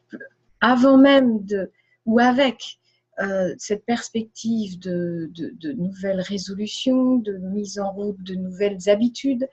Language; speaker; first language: French; native; French